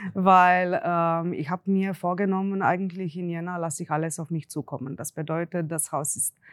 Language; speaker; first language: German; non-native, fluent; Slovenian